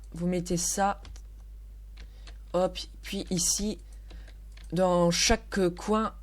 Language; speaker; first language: French; native; French